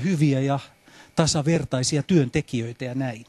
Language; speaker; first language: Finnish; native; Finnish